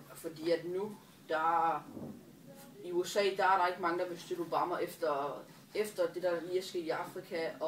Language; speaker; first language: Danish; native; Danish